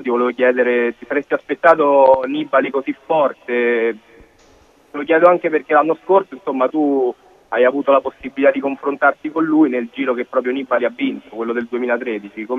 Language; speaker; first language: Italian; native; Italian